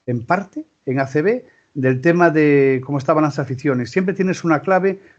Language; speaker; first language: Spanish; non-native, local second language; Galician